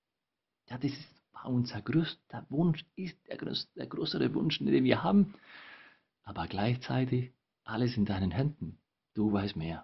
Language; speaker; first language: German; non-native, fluent; Spanish